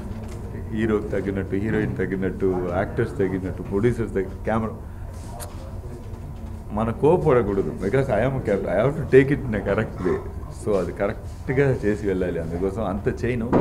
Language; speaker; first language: Telugu; non-native, learner; Tamil